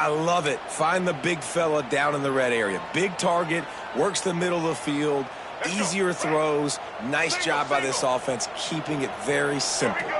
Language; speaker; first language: English; native; English